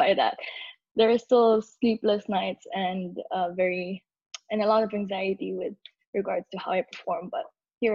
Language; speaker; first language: English; non-native, local second language; Filipino